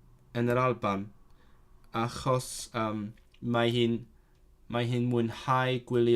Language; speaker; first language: Welsh; non-native, learner; Cantonese